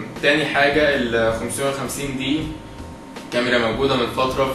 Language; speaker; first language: Arabic; native; Arabic